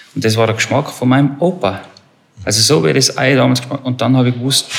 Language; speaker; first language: German; native; German